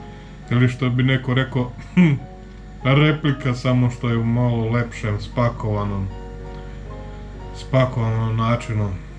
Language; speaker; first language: Serbian; native; Serbian